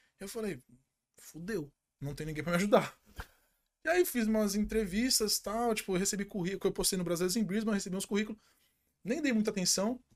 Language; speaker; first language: Portuguese; native; Portuguese